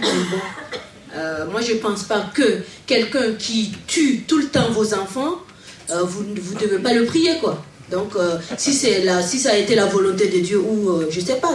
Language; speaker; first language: French; non-native, local second language; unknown